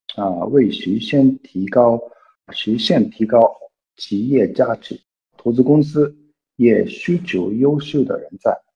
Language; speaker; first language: Chinese; non-native, fluent; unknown